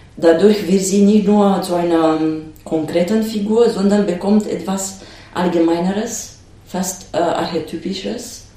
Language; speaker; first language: German; non-native, fluent; Romanian